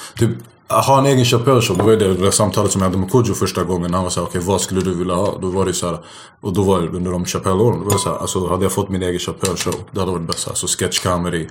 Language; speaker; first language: Swedish; early bilingual, other home language; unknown